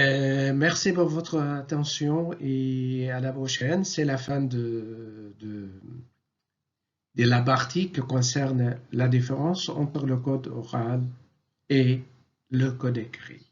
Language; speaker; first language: French; non-native, local second language; Arabic